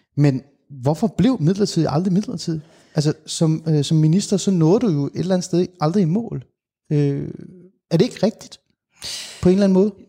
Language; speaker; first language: Danish; early bilingual, other home language; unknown